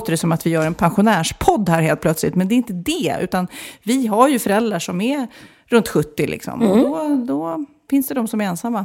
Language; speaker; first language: Swedish; native; Swedish